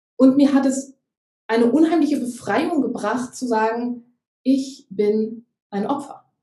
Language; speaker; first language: German; native; German